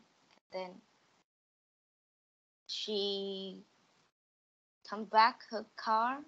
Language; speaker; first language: English; non-native, learner; Vietnamese